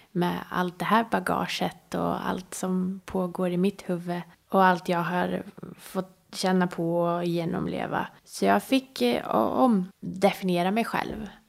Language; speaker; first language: Swedish; early bilingual, other home language; Persian